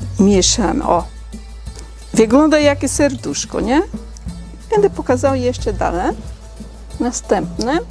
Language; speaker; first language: Polish; non-native, learner; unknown